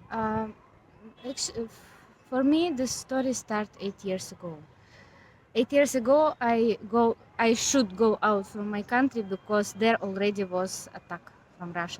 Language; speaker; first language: English; non-native, learner; Ukrainian